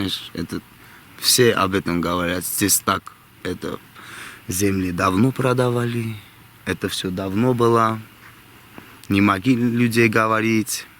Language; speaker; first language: Russian; non-native, local second language; Armenian